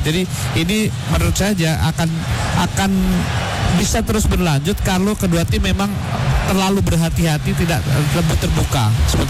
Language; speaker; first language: Indonesian; native; Indonesian